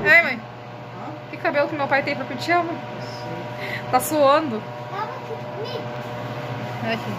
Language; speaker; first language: Portuguese; native; Portuguese